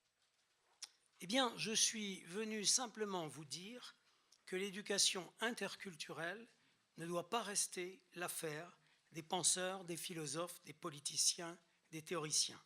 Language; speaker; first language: French; native; French